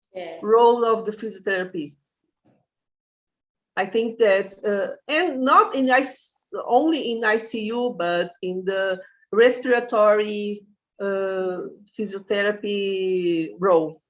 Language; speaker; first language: English; non-native, fluent; Portuguese